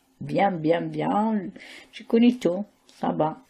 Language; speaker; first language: French; non-native, learner; Arabic